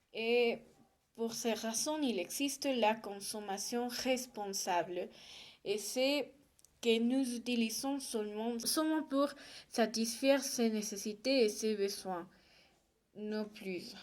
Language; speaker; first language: French; non-native, learner; Spanish